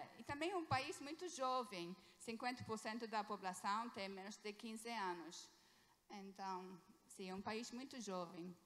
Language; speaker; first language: Portuguese; non-native, fluent; English